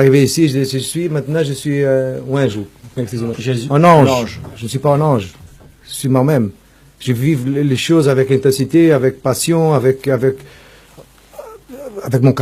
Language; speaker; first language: French; non-native, fluent; Portuguese